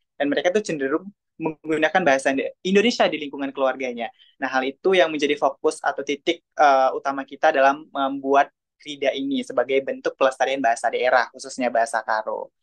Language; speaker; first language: Indonesian; native; Indonesian